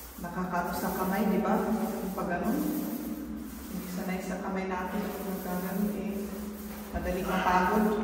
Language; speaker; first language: Filipino; native; Filipino